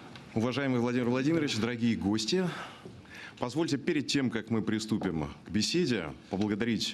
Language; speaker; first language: Russian; native; Russian